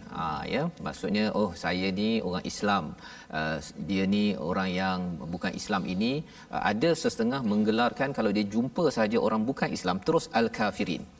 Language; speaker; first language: Malay; native; Malay